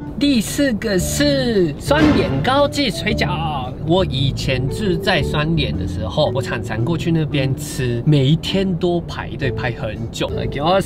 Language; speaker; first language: Chinese; non-native, fluent; Japanese